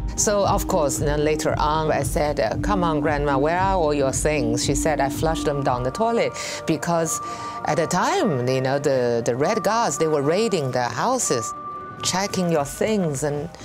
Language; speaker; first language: English; non-native, fluent; Chinese